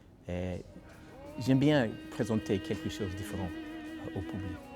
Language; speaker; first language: French; non-native, learner; English